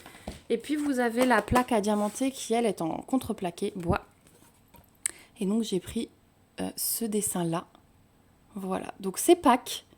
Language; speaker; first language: French; native; French